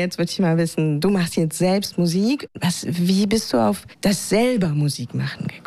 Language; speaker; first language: German; native; German